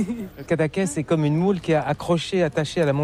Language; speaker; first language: French; native; French